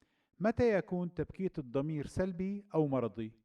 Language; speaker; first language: Arabic; native; Arabic